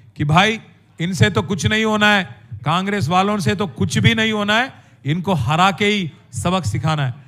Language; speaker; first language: Hindi; non-native, local second language; Telugu